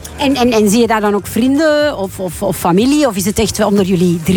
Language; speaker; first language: Dutch; native; Dutch